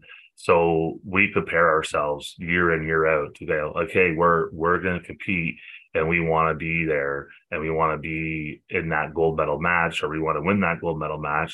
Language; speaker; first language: English; native; English